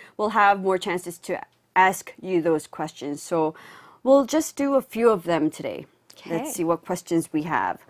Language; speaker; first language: English; non-native, local second language; Korean